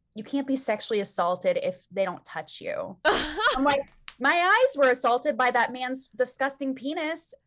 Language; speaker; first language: English; native; English